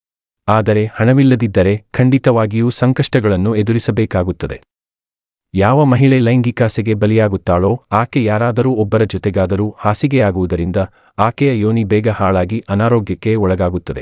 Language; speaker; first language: Kannada; native; Kannada